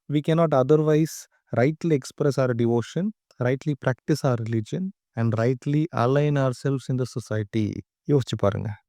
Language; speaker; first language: English; non-native, local second language; Tamil